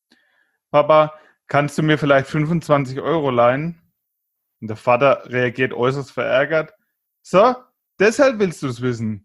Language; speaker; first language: German; native; German